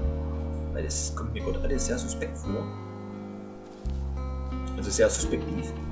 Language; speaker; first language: German; native; German